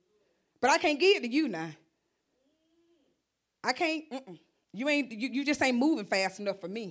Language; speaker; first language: English; native; English